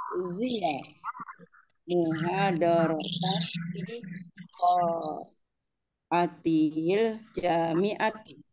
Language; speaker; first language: Arabic; non-native, learner; Indonesian